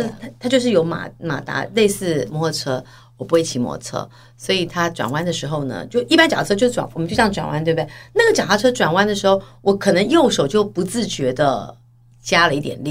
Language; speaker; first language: Chinese; native; Chinese